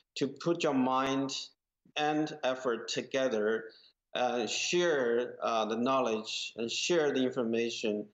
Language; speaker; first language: English; non-native, fluent; Chinese